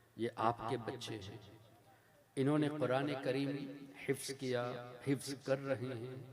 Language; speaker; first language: Urdu; non-native, fluent; Tamil